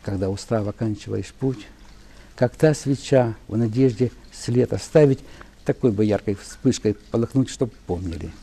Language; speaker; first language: Russian; non-native, local second language; Ukrainian